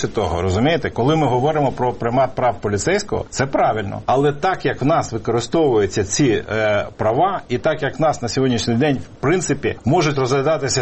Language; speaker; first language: Ukrainian; native; Ukrainian